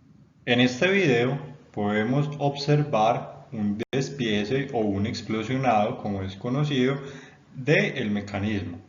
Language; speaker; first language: Spanish; native; Spanish